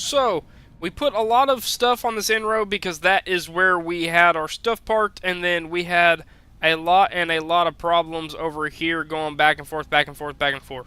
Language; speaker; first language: English; native; English